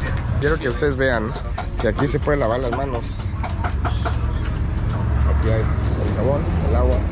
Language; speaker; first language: Spanish; non-native, fluent; English